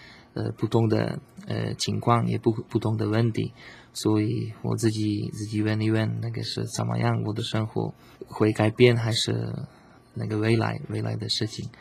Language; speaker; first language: Chinese; non-native, learner; Slovak